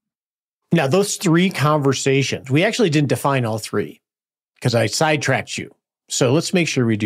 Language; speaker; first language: English; native; English